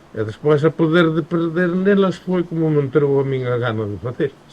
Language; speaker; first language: Galician; native; Galician